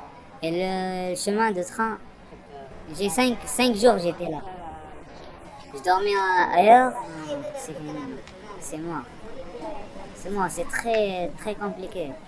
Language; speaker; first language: French; non-native, learner; Arabic